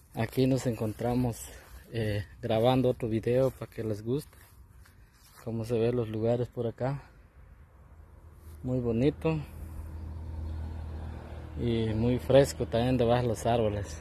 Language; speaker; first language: Spanish; non-native, local second language; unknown